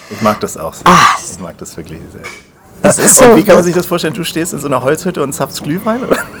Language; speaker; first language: German; native; German